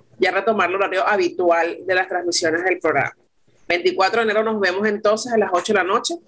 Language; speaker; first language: Spanish; native; Spanish